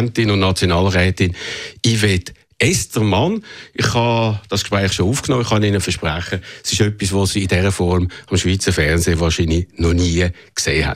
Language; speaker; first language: German; native; German